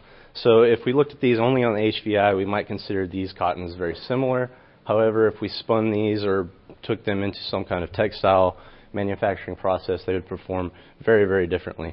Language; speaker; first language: English; native; English